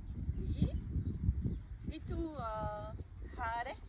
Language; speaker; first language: Spanish; non-native, learner; French